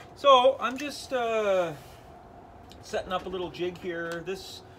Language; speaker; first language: English; native; English